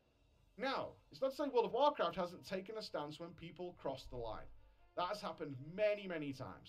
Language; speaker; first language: English; native; English